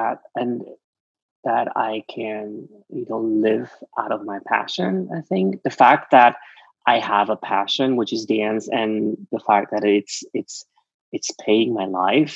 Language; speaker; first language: English; non-native, fluent; Vietnamese